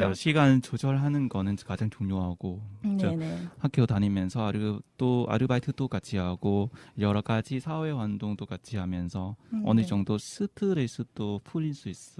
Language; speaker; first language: Korean; non-native, fluent; Vietnamese